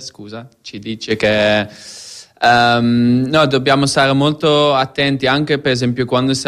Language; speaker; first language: Italian; non-native, fluent; Dutch